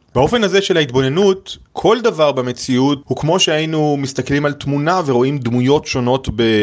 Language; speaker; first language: Hebrew; native; Hebrew